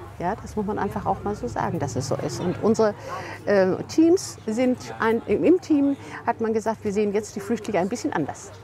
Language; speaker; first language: German; native; German